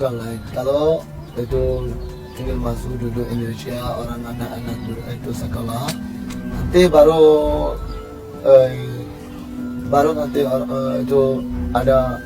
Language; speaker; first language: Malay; non-native, learner; Rohingya